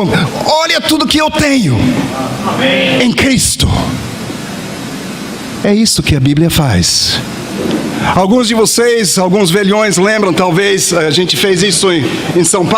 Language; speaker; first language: Portuguese; non-native, fluent; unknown